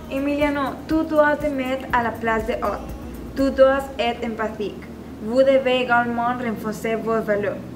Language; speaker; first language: French; non-native, learner; Spanish